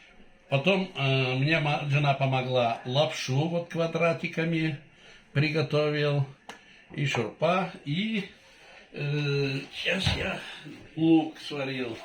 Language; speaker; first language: Russian; non-native, local second language; Tatar